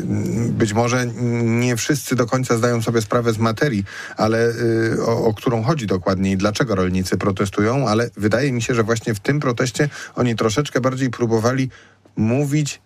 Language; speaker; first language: Polish; native; Polish